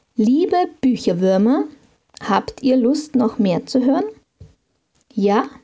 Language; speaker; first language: German; native; German